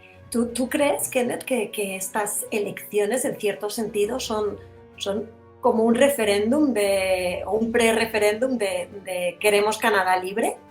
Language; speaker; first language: Spanish; native; Spanish